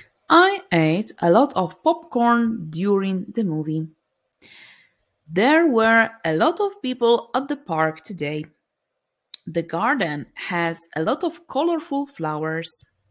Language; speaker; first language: English; non-native, fluent; Polish